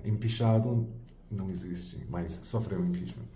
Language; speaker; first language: Portuguese; non-native, fluent; English